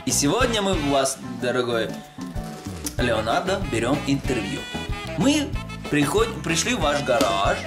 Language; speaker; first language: Russian; native; Russian